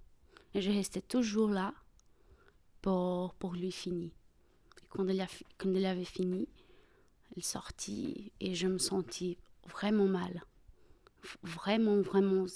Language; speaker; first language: French; non-native, fluent; Portuguese